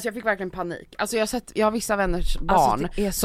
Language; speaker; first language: Swedish; native; Swedish